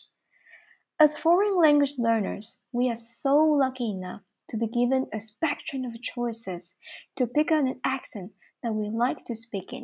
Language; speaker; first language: English; non-native, fluent; Chinese